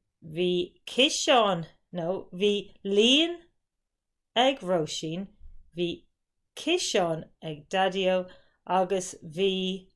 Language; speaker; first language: Irish; non-native, fluent; English